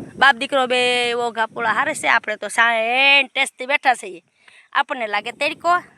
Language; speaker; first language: Gujarati; native; Gujarati